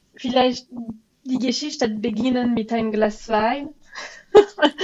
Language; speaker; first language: German; non-native, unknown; French